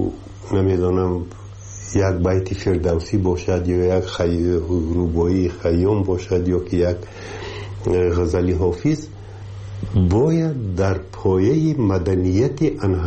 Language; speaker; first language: Persian; native; Persian